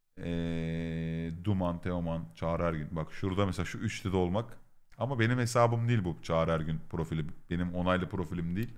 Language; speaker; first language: Turkish; native; Turkish